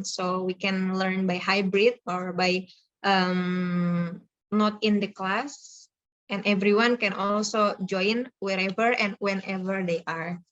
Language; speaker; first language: English; non-native, fluent; Indonesian